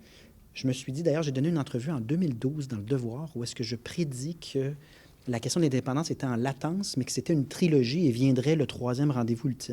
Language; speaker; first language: French; native; French